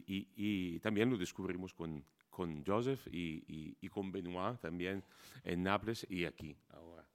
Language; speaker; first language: Spanish; non-native, fluent; Italian